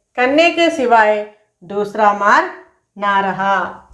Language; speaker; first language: Hindi; non-native, local second language; Telugu